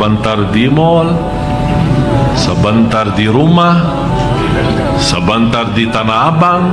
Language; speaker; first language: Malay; non-native, fluent; Arabic